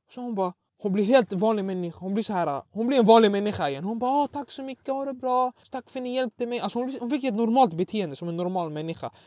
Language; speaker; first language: Swedish; early bilingual, other home language; Arabic